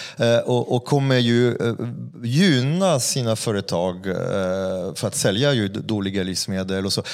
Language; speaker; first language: Swedish; non-native, fluent; French